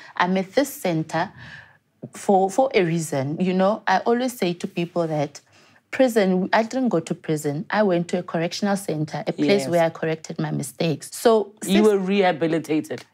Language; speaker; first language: English; non-native, local second language; Southern Sotho